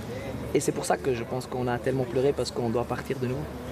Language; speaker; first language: French; non-native, local second language; Dutch